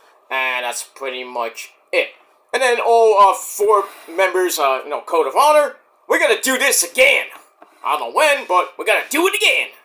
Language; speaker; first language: English; native; English